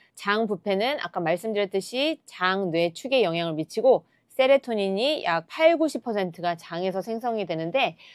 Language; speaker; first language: Korean; native; Korean